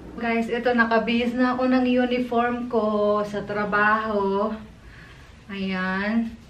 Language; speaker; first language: Filipino; native; Filipino